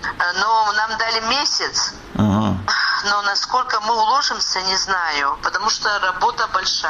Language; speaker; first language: Russian; non-native, local second language; Abkhazian